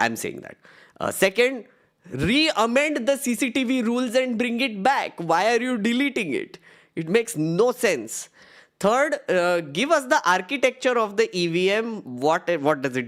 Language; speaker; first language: English; non-native, local second language; Hindi